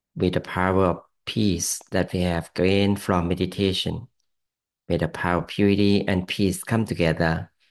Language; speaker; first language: English; non-native, fluent; Thai